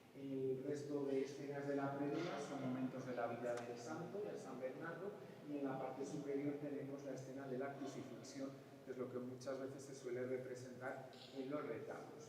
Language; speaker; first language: Spanish; native; Spanish